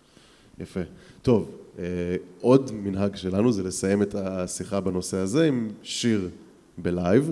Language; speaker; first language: Hebrew; native; Hebrew